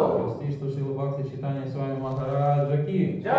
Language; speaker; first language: Russian; native; Russian